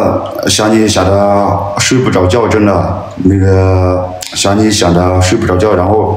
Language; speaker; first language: Chinese; non-native, local second language; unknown